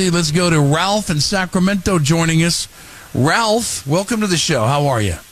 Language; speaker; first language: English; native; English